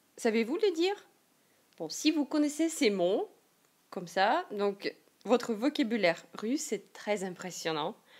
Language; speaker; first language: French; non-native, fluent; Russian